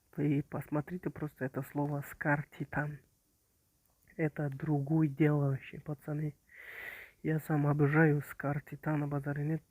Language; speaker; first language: Russian; non-native, local second language; Kazakh